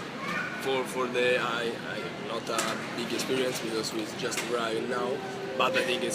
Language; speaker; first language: English; non-native, learner; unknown